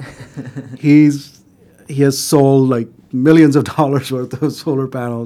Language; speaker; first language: English; non-native, local second language; Hindi